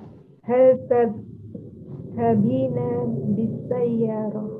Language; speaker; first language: Arabic; non-native, learner; Indonesian